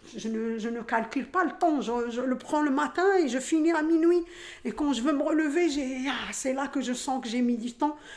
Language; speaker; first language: French; non-native, local second language; Arabic